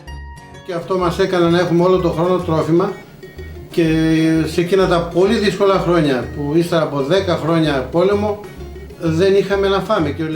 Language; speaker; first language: Greek; native; Greek